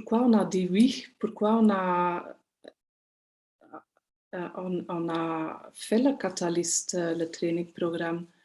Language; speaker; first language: French; non-native, local second language; Dutch